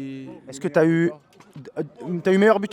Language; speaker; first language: French; native; French